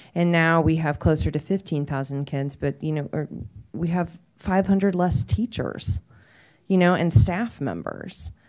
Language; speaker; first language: English; native; English